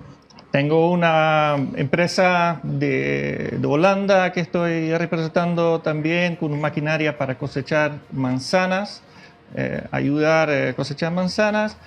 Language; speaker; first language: Spanish; non-native, fluent; Dutch